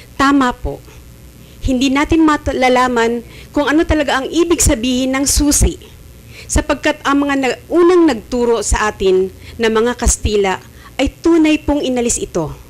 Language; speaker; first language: Filipino; native; Filipino